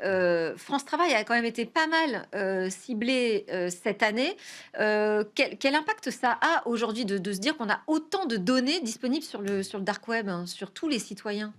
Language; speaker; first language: French; native; French